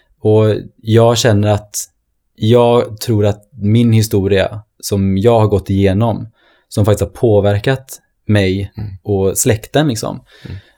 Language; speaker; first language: Swedish; early bilingual, other home language; Norwegian